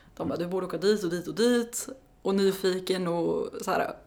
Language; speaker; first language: Swedish; native; Swedish